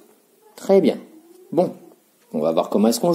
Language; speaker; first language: French; native; French